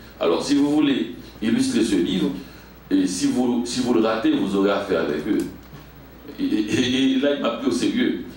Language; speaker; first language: French; non-native, local second language; Haitian Creole